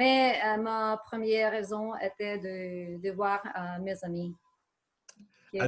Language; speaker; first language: French; non-native, learner; Ukrainian